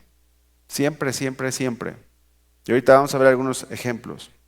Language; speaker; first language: Spanish; native; Spanish